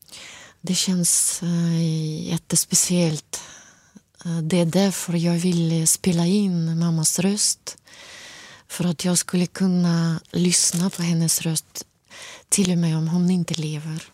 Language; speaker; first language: Swedish; non-native, fluent; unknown